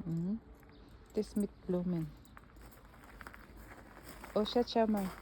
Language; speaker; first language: German; non-native, learner; Filipino